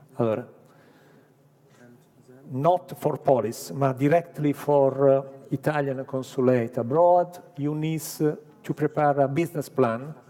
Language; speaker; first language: English; non-native, learner; Italian